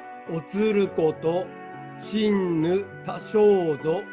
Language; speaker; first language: Japanese; native; Japanese